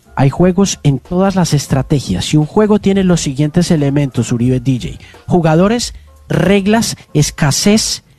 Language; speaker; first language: Spanish; native; Spanish